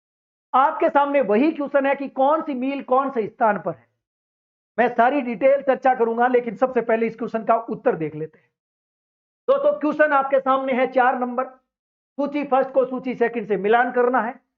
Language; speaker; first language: Hindi; native; Hindi